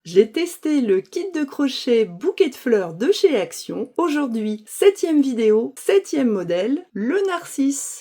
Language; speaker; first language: French; native; French